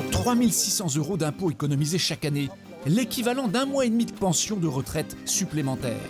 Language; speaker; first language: French; native; French